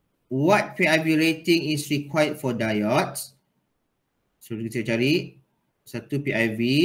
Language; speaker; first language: English; non-native, local second language; Malay